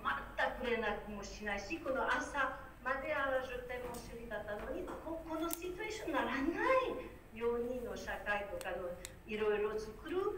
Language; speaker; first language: Japanese; non-native, learner; French